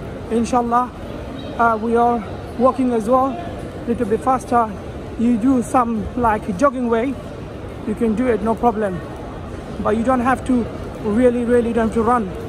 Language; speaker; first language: English; non-native, local second language; Bangla